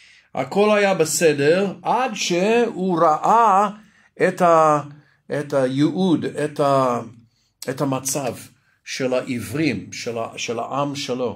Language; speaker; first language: Hebrew; non-native, fluent; English